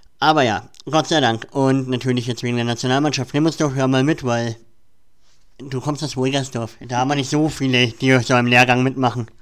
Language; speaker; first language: German; native; German